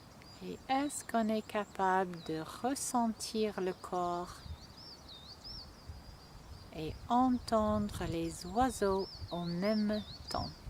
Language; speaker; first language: French; non-native, fluent; English